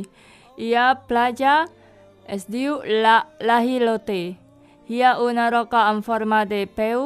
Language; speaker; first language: Catalan; non-native, learner; Indonesian